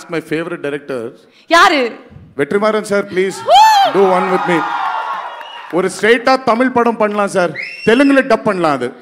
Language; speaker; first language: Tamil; non-native, learner; Telugu